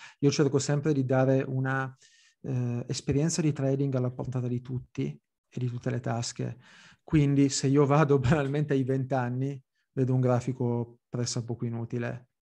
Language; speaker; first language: Italian; early bilingual, heritage; Italian